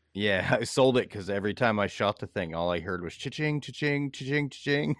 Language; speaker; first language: English; native; English